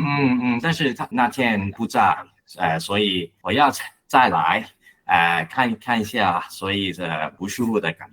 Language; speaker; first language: Chinese; non-native, learner; Cantonese